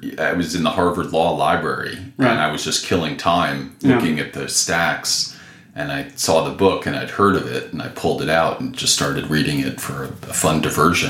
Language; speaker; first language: English; native; English